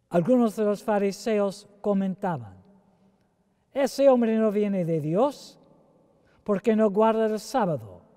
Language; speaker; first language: Spanish; non-native, fluent; English